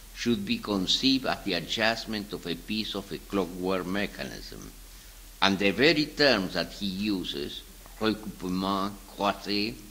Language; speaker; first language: English; non-native, fluent; Spanish